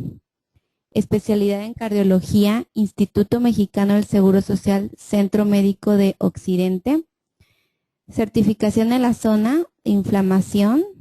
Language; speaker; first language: Spanish; native; Spanish